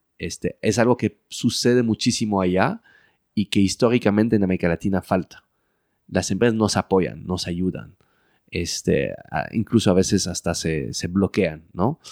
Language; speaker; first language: Spanish; early bilingual, heritage; French